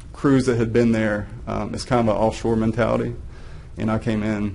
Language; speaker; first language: English; native; English